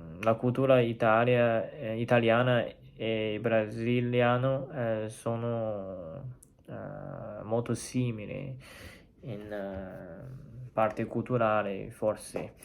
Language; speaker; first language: Italian; non-native, learner; Chinese